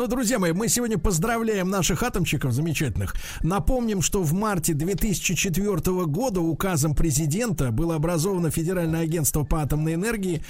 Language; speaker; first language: Russian; native; Russian